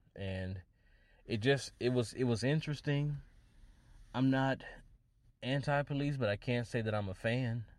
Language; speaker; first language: English; native; English